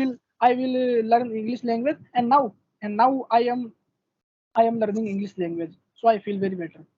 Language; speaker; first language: English; non-native, learner; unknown